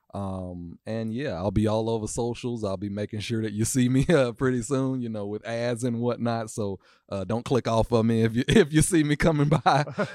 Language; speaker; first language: English; native; English